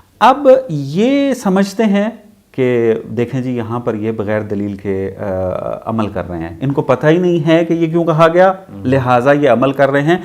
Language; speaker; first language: Urdu; non-native, local second language; Punjabi